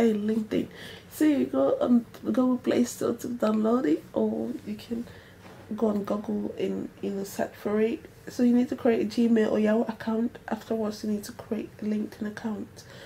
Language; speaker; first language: English; non-native, local second language; Igbo